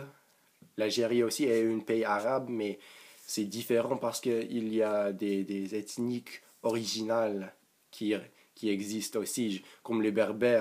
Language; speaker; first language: French; non-native, learner; English